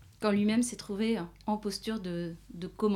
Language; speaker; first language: French; native; French